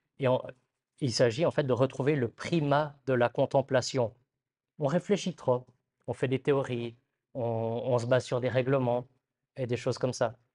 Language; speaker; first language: French; native; French